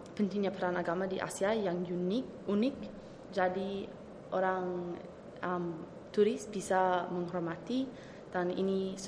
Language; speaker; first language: Indonesian; early bilingual, heritage; Indonesian